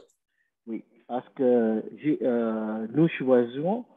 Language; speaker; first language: French; non-native, learner; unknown